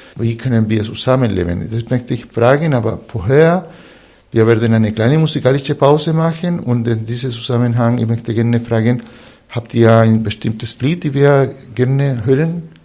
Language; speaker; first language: German; non-native, fluent; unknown